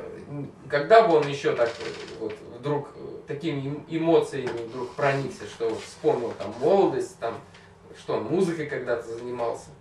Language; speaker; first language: Russian; native; Russian